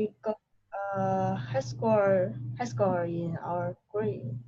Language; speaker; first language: English; non-native, learner; Chinese